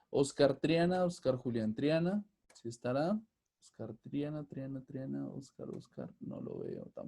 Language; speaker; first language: Spanish; native; Spanish